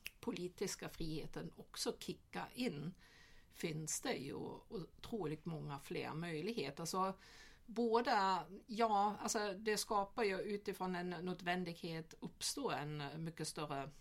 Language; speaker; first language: Swedish; non-native, fluent; German